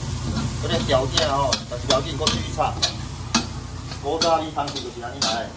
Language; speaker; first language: Chinese; native; Chinese